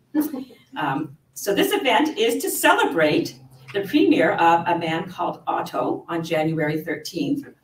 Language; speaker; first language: English; native; English